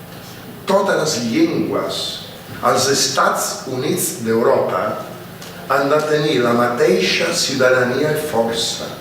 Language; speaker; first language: Catalan; non-native, fluent; Italian